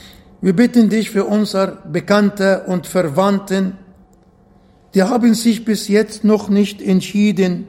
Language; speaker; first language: German; non-native, fluent; Arabic